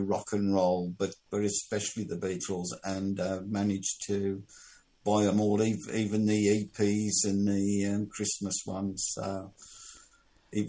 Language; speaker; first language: English; native; English